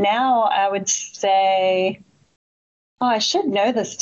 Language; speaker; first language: English; native; English